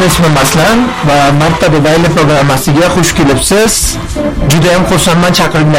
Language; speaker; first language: Spanish; non-native, fluent; Russian